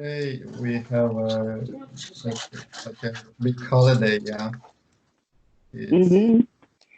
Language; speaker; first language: English; non-native, learner; Ukrainian